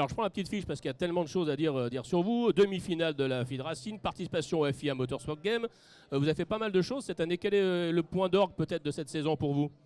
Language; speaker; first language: French; native; French